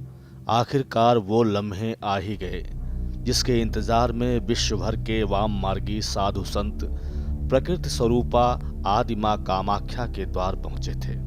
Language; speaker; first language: Hindi; native; Hindi